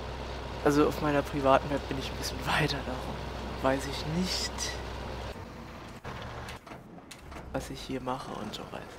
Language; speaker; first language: German; native; German